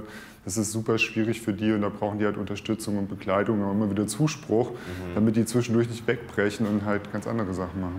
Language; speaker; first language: German; native; German